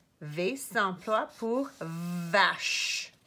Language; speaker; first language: French; non-native, fluent; English